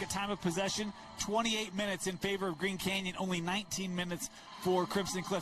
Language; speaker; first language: English; native; English